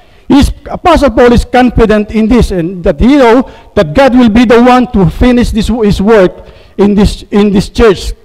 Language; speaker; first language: English; non-native, local second language; Filipino